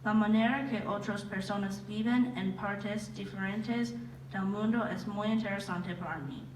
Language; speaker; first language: Spanish; non-native, learner; English